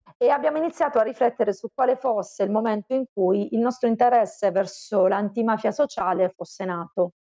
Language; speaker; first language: Italian; native; Italian